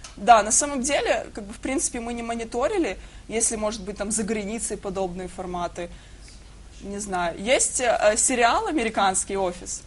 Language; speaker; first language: Russian; native; Russian